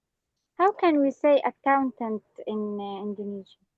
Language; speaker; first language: English; non-native, fluent; Arabic